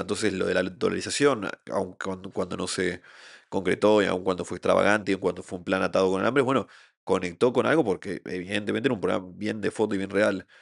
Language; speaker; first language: Spanish; native; Spanish